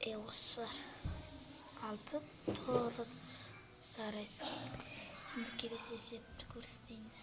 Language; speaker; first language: Kazakh; native; Kazakh